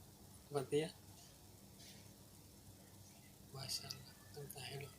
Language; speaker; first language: Arabic; non-native, learner; Oromo